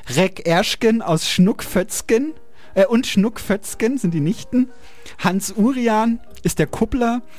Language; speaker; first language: German; native; German